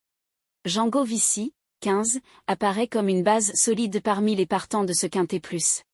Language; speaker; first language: French; native; French